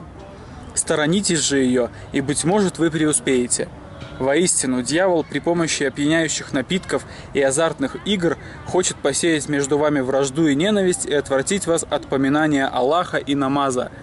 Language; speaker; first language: Russian; native; Russian